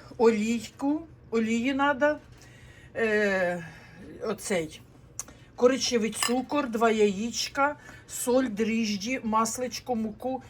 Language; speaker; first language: Ukrainian; non-native, local second language; Russian